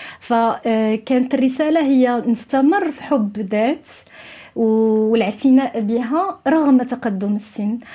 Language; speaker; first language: Arabic; native; Arabic